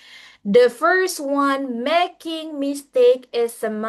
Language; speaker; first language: English; non-native, fluent; Indonesian